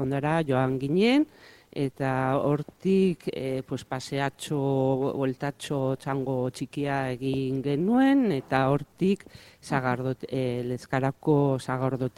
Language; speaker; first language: Basque; non-native, local second language; Spanish